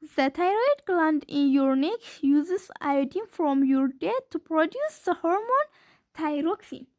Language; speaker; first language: English; non-native, local second language; Amharic